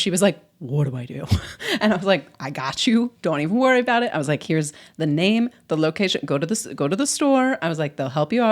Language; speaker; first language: English; native; English